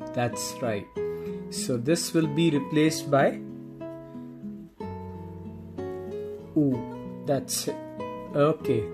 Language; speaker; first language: English; non-native, local second language; Hindi